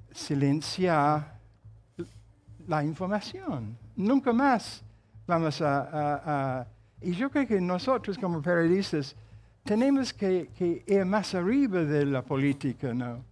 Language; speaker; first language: Spanish; non-native, fluent; English